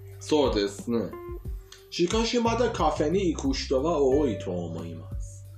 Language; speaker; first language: Japanese; non-native, fluent; Persian